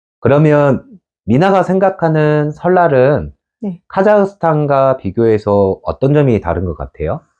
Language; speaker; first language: Korean; native; Korean